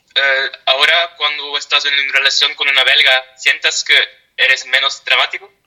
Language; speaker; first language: Spanish; non-native, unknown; Dutch